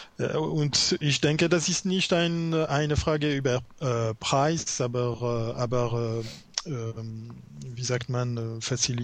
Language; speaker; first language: German; non-native, learner; French